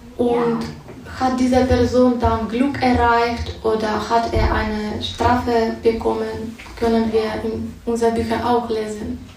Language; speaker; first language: German; non-native, fluent; Russian